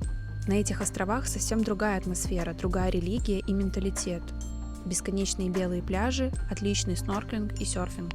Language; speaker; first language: Russian; native; Russian